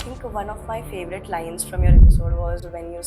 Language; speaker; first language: English; non-native, local second language; Hindi